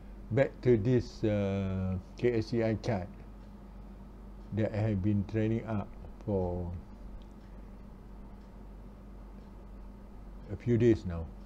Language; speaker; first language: English; non-native, local second language; Malay